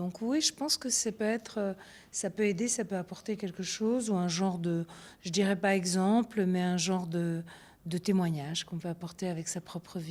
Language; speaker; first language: French; early bilingual, other home language; Italian